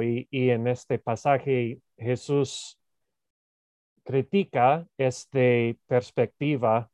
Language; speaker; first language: Spanish; non-native, fluent; English